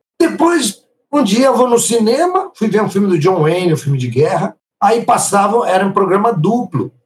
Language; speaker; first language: Portuguese; early bilingual, other home language; Italian